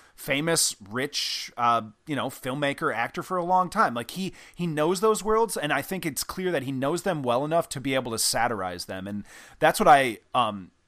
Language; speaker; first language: English; native; English